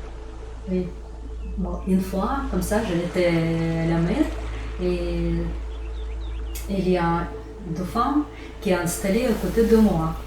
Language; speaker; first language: French; non-native, learner; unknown